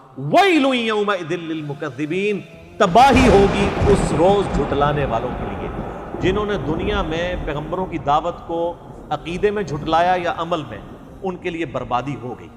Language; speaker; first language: Urdu; non-native, local second language; Punjabi